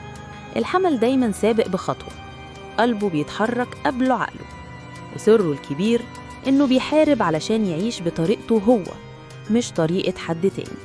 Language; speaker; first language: Arabic; native; Arabic